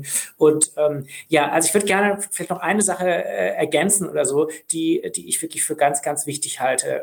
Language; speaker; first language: German; native; German